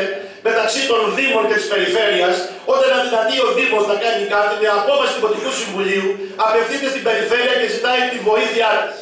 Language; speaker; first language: Greek; native; Greek